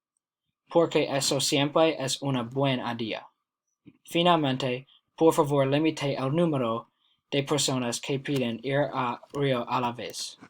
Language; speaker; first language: Spanish; non-native, learner; English